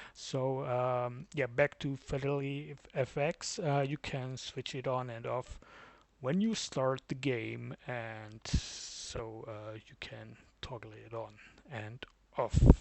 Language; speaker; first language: English; non-native, fluent; German